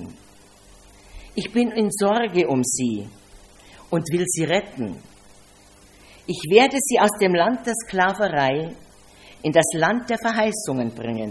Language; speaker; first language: German; native; German